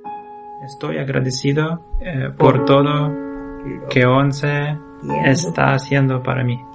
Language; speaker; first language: Spanish; non-native, learner; Ukrainian